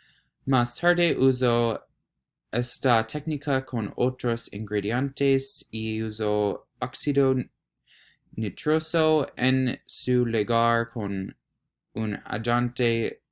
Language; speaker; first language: Spanish; non-native, learner; English